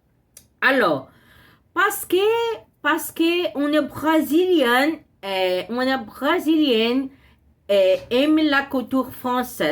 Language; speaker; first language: French; non-native, learner; Portuguese